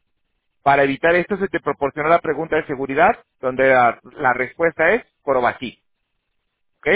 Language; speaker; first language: Spanish; native; Spanish